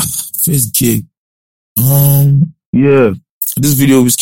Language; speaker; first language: English; non-native, local second language; Yoruba